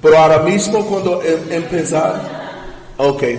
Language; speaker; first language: Spanish; non-native, learner; English